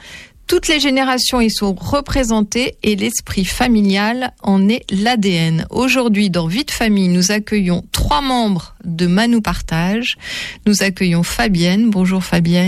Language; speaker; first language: French; native; French